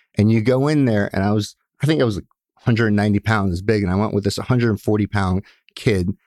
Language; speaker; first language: English; early bilingual, other home language; Russian